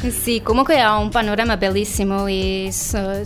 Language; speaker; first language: Italian; non-native, learner; Portuguese